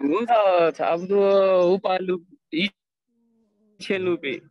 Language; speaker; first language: Chinese; non-native, learner; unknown